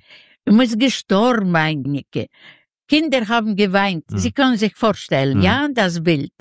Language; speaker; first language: German; non-native, learner; Russian